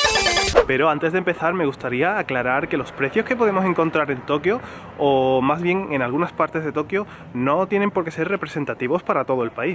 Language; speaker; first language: Spanish; native; Spanish